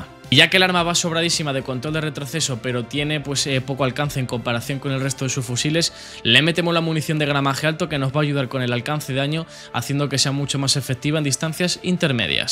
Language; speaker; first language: Spanish; native; Spanish